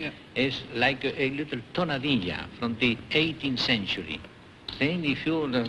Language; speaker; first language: English; non-native, learner; Spanish